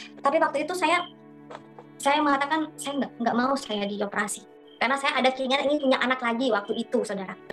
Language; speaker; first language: Indonesian; non-native, local second language; Madurese